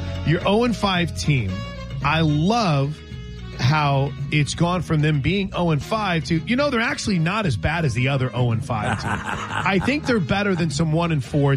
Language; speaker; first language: English; native; English